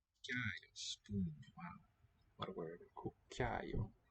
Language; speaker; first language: Italian; non-native, learner; English